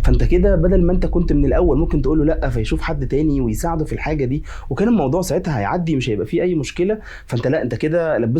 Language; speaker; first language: Arabic; native; Arabic